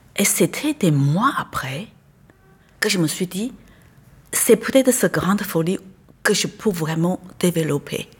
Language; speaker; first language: French; non-native, fluent; Chinese